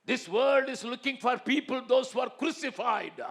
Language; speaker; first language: English; non-native, local second language; Tamil